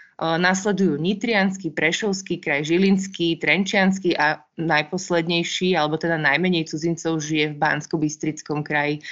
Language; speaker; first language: Slovak; native; Slovak